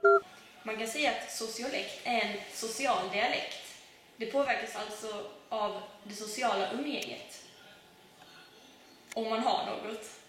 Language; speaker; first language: Swedish; native; Swedish